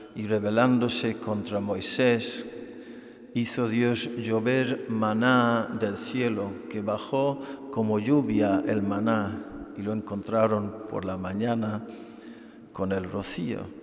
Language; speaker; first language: Spanish; non-native, fluent; English